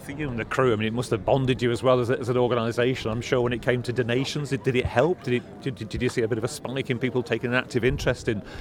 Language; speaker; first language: English; native; English